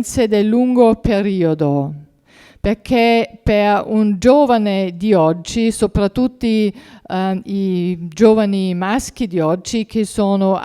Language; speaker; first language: Italian; non-native, fluent; German